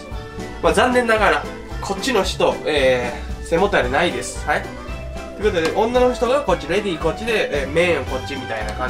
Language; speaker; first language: Japanese; native; Japanese